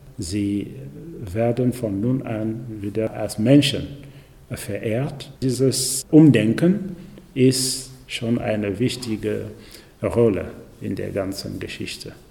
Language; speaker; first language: German; non-native, fluent; French